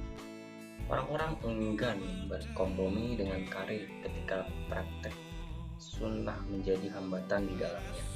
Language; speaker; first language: Indonesian; native; Indonesian